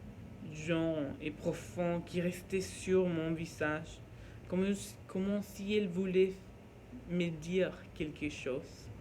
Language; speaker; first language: French; non-native, learner; Norwegian